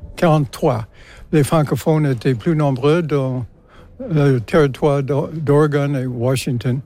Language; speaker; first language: French; non-native, fluent; English